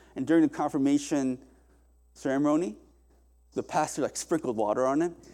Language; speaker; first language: English; early bilingual, other home language; Korean